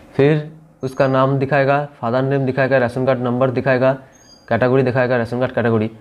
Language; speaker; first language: Hindi; non-native, local second language; Bangla